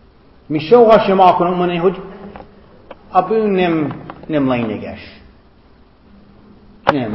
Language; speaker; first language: Hungarian; non-native, fluent; English